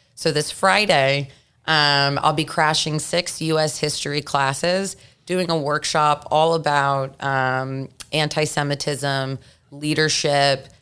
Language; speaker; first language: English; native; English